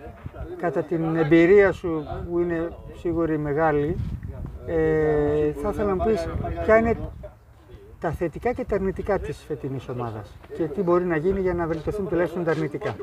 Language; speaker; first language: Greek; native; Greek